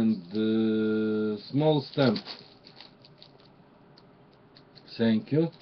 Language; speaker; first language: English; non-native, learner; Russian